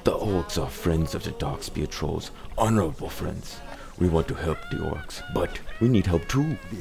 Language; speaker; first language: English; native; English